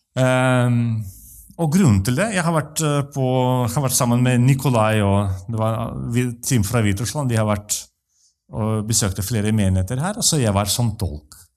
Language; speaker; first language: Norwegian; non-native, fluent; Russian